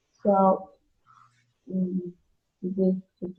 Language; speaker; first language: English; non-native, learner; Vietnamese